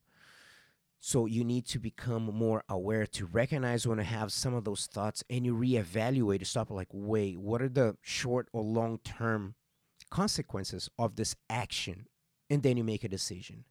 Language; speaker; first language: English; native; English